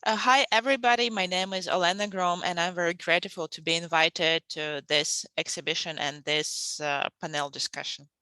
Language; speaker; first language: English; non-native, fluent; Ukrainian